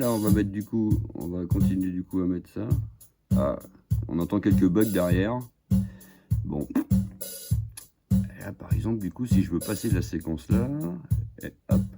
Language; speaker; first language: French; native; French